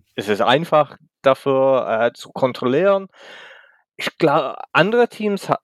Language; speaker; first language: German; non-native, learner; English